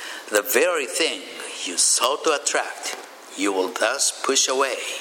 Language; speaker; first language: English; non-native, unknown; Japanese